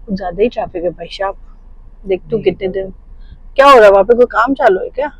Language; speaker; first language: Hindi; non-native, local second language; Marathi